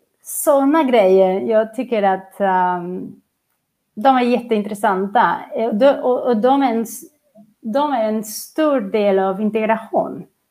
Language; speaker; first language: Swedish; non-native, fluent; Catalan